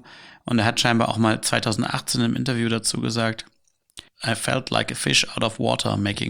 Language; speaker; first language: German; native; German